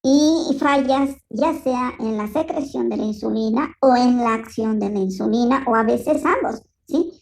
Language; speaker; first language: Spanish; native; Spanish